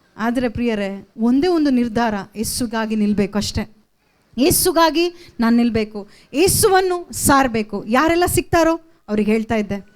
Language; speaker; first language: Kannada; non-native, local second language; Konkani